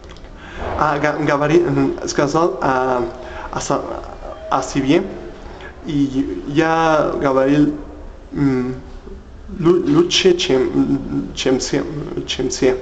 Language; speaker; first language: Russian; non-native, learner; Spanish